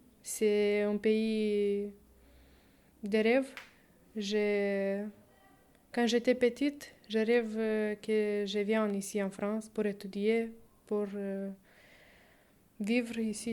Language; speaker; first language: French; non-native, learner; Romanian